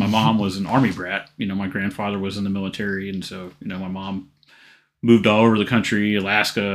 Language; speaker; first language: English; native; English